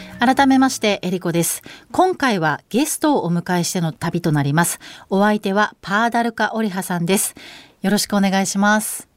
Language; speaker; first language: Japanese; native; Japanese